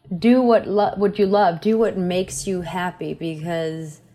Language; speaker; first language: English; non-native, fluent; Danish